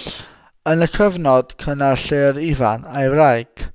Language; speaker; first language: Welsh; non-native, local second language; English